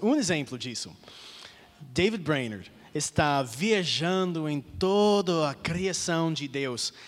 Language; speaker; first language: Portuguese; non-native, fluent; English